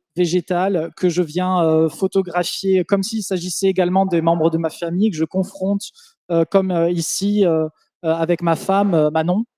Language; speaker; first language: French; native; French